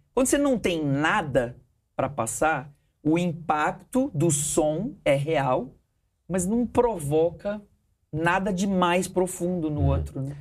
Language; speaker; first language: Portuguese; early bilingual, heritage; Portuguese